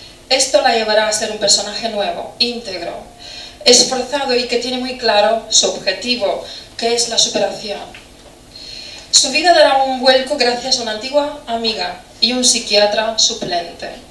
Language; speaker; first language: Spanish; non-native, fluent; Romanian